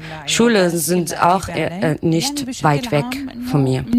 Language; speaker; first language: German; non-native, learner; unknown